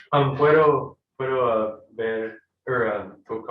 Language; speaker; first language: Spanish; non-native, learner; English